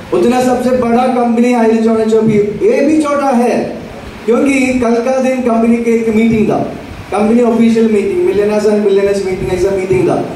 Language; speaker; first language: Hindi; non-native, local second language; Malayalam